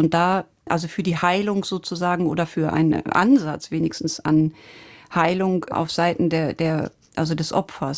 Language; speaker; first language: German; native; German